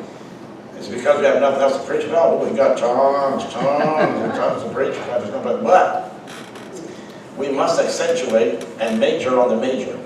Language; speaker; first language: English; native; English